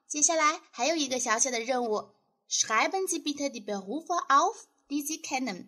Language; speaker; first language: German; non-native, fluent; Chinese